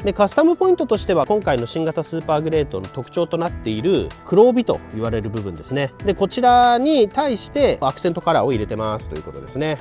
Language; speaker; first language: Japanese; native; Japanese